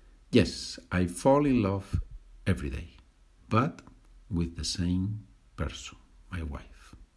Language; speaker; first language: English; non-native, fluent; Spanish